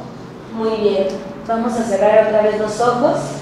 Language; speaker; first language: Spanish; native; Spanish